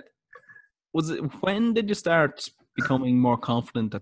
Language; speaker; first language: English; native; English